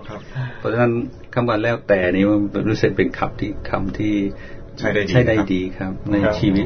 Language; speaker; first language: Thai; non-native, fluent; English